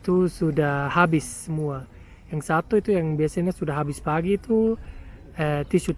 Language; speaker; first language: Indonesian; non-native, fluent; German